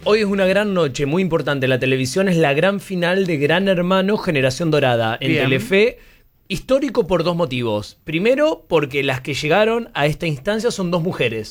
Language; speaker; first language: Spanish; native; Spanish